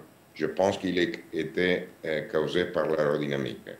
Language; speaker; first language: French; non-native, learner; Italian